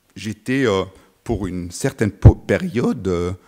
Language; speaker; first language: French; non-native, fluent; German